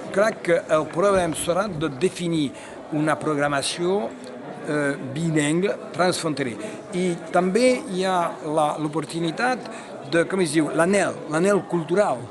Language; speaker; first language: Catalan; non-native, local second language; French